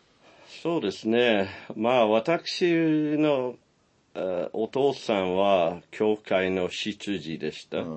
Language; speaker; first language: Japanese; non-native, fluent; English